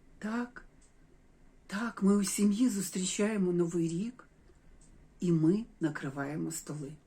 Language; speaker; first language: Ukrainian; non-native, local second language; Russian